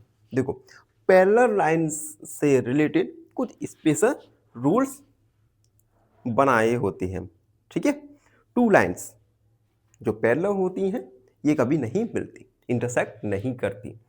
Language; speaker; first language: Hindi; native; Hindi